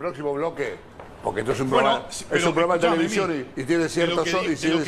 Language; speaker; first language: Spanish; native; Spanish